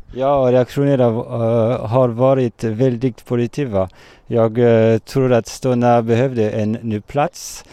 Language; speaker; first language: Swedish; non-native, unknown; French